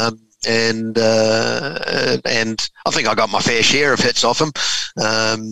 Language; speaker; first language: English; native; English